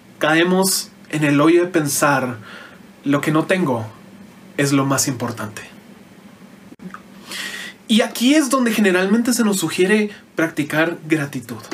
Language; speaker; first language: Spanish; native; Spanish